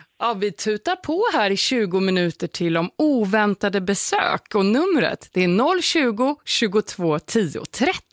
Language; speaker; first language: Swedish; native; Swedish